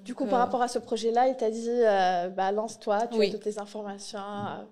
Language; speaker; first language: French; native; French